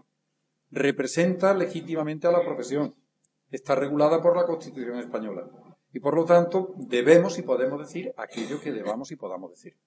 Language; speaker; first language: Spanish; native; Spanish